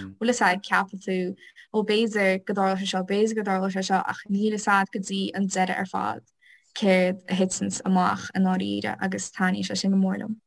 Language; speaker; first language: Irish; non-native, local second language; English